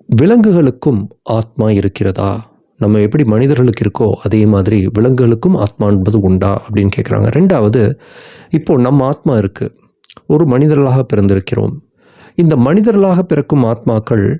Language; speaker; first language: Tamil; native; Tamil